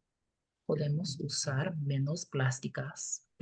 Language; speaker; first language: Spanish; non-native, learner; English